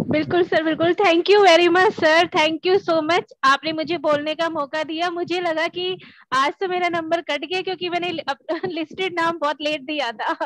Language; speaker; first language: Hindi; native; Hindi